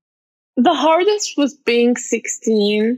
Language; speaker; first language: English; non-native, fluent; Arabic